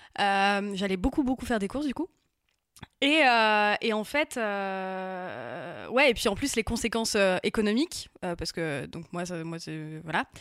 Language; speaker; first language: French; native; French